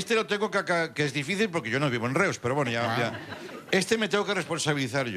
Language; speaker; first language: Spanish; native; Spanish